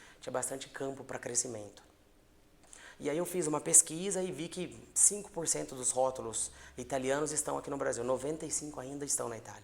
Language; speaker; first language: Portuguese; native; Portuguese